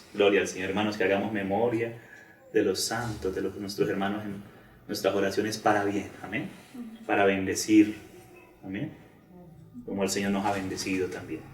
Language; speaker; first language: Spanish; native; Spanish